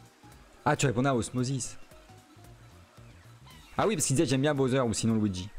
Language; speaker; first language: French; native; French